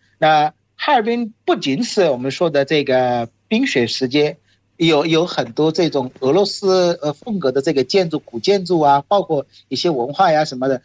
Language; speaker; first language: Chinese; non-native, fluent; Bangla